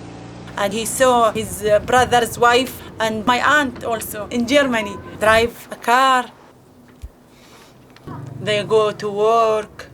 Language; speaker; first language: English; non-native, learner; Arabic